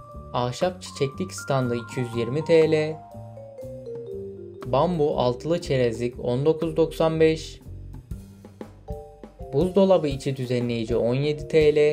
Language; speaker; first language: Turkish; native; Turkish